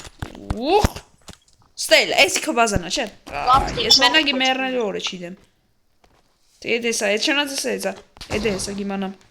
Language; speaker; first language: Armenian; native; Armenian